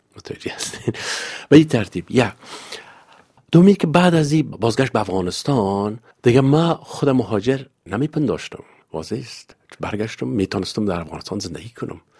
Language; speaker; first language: Persian; native; Persian